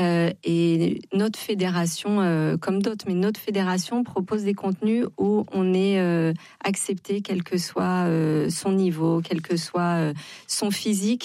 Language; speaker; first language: French; native; French